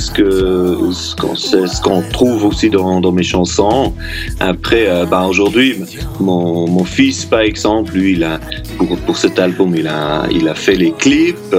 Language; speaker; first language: French; non-native, local second language; German